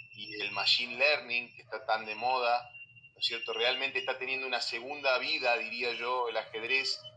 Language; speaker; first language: Spanish; native; Spanish